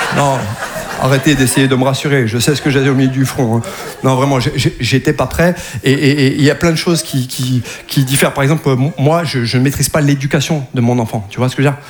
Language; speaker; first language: French; native; French